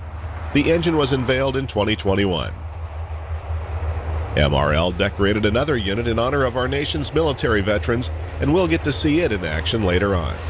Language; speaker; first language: English; native; English